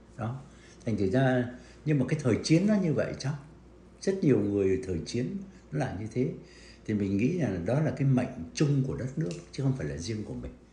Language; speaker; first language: Vietnamese; native; Vietnamese